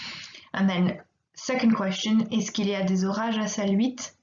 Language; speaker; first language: French; non-native, fluent; English